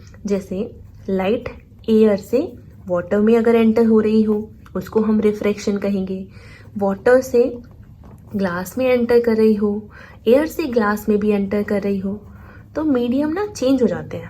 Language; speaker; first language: Hindi; native; Hindi